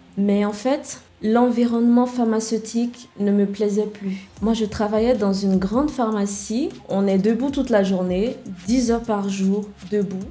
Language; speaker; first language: French; non-native, fluent; English